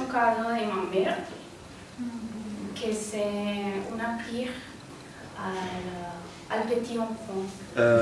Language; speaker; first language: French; non-native, learner; Spanish